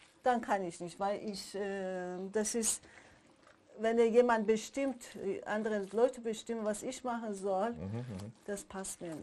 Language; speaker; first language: German; non-native, learner; Persian